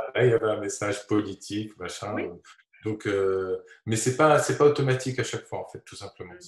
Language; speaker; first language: French; native; French